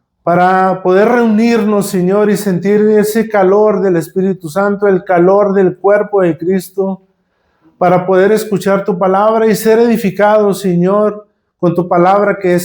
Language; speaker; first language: Spanish; native; Spanish